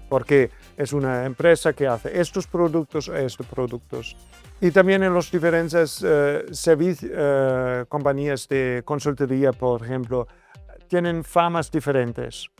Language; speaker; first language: Spanish; non-native, fluent; German